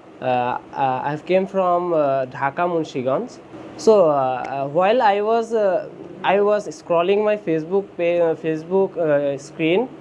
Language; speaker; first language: English; non-native, learner; Bangla